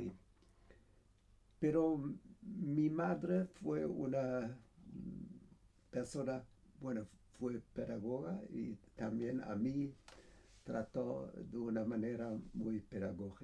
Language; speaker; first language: Spanish; non-native, fluent; German